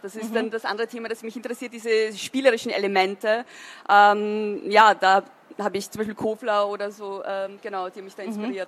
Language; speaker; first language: German; native; German